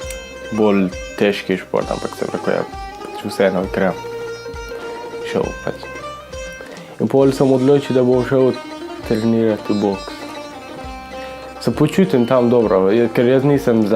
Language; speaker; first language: Slovenian; non-native, learner; Persian